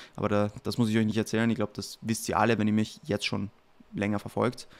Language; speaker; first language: German; native; German